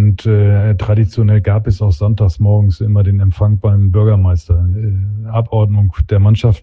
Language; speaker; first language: German; native; German